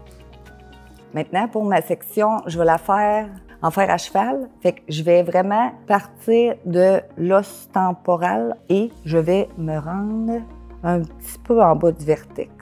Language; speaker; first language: French; native; French